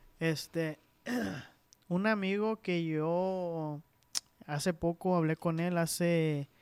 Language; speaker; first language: Spanish; early bilingual, heritage; Spanish